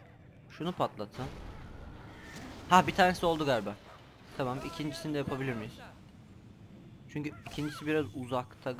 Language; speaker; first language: Turkish; native; Turkish